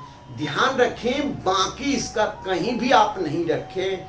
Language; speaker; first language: Hindi; native; Hindi